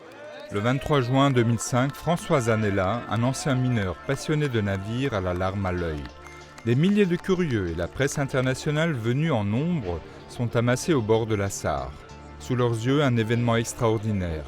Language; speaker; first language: French; native; French